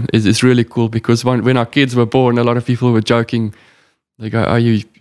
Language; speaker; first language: English; non-native, local second language; Afrikaans